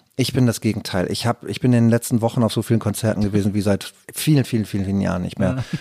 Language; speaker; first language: German; native; German